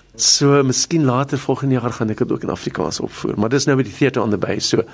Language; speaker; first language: Afrikaans; native; Afrikaans